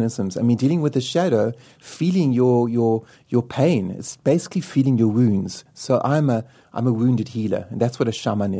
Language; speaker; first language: English; native; English